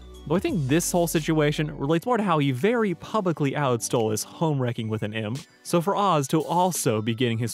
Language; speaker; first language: English; native; English